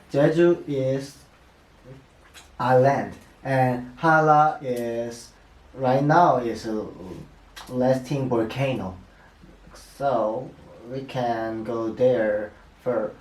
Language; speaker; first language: English; non-native, learner; Korean